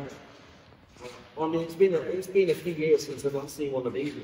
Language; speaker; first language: English; native; English